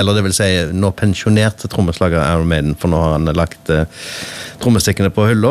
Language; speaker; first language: Norwegian; native; Norwegian